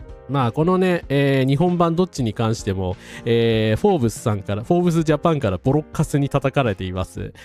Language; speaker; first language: Japanese; native; Japanese